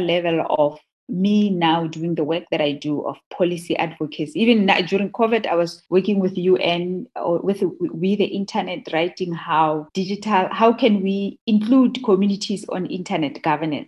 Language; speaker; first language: English; non-native, local second language; Tswana